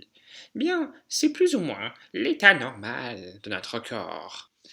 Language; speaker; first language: French; non-native, fluent; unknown